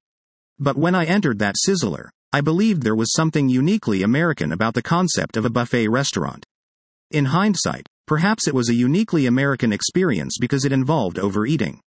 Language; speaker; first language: English; early bilingual, other home language; Persian